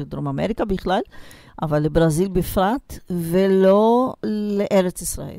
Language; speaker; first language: Hebrew; non-native, fluent; Portuguese